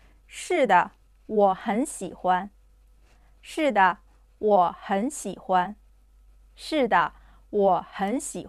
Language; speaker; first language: Chinese; non-native, fluent; Urdu